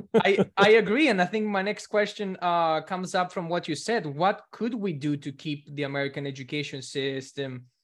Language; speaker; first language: English; non-native, fluent; Greek